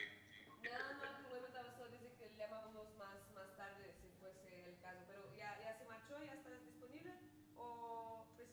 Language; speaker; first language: Spanish; non-native, local second language; Galician